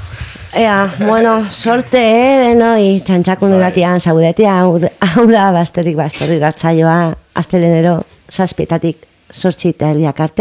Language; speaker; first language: Basque; non-native, local second language; Spanish